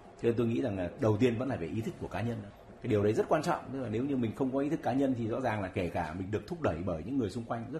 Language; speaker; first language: Vietnamese; native; Vietnamese